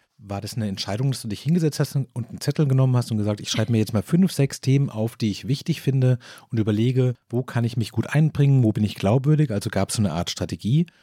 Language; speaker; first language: German; native; German